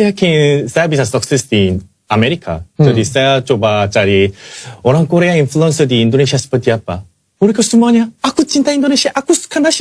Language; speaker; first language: Indonesian; non-native, learner; Korean